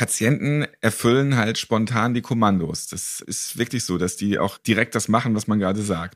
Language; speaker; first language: German; native; German